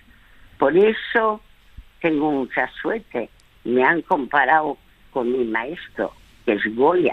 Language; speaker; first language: Spanish; early bilingual, other home language; French